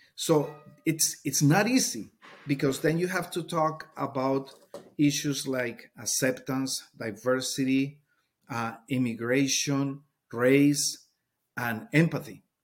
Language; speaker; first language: English; non-native, fluent; Spanish